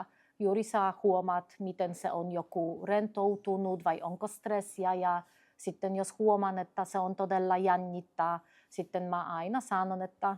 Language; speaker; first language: Finnish; non-native, fluent; Polish